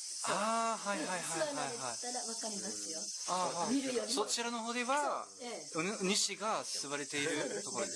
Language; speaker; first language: Japanese; non-native, fluent; French